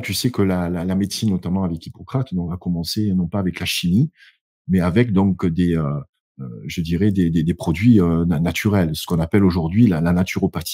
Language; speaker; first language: French; native; French